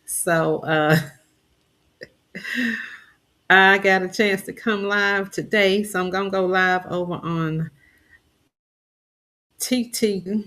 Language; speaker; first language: English; native; English